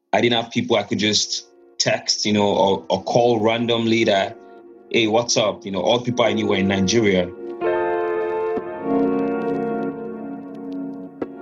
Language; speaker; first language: English; non-native, local second language; Yoruba